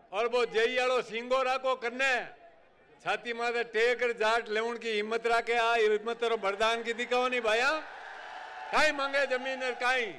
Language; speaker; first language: Hindi; native; Hindi